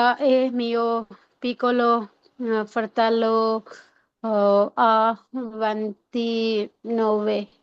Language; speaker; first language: Italian; non-native, learner; Urdu